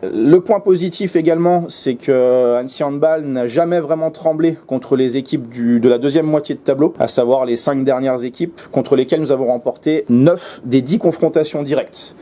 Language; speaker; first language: French; native; French